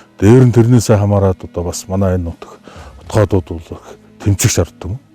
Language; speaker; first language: Mongolian; native; Mongolian